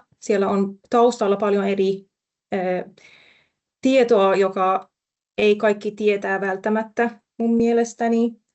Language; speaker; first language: Finnish; non-native, fluent; Persian